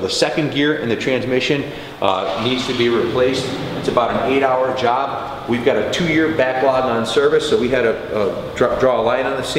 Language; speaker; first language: English; native; English